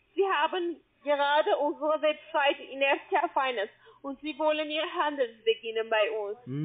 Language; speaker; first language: German; non-native, fluent; French